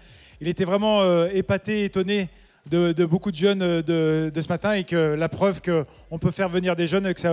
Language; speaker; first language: French; native; French